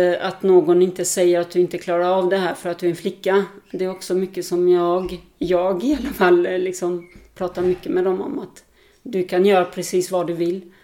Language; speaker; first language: Swedish; early bilingual, other home language; Albanian